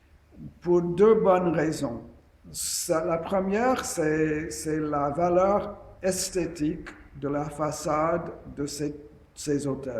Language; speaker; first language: French; non-native, fluent; English